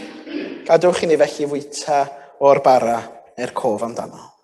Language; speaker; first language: Welsh; native; Welsh